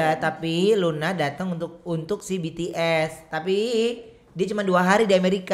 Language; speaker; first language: Indonesian; native; Indonesian